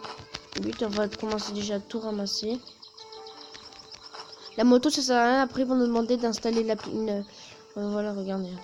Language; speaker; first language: French; native; French